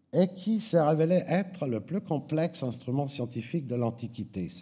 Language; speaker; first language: French; native; French